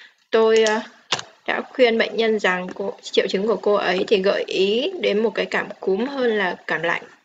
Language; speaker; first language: Vietnamese; native; Vietnamese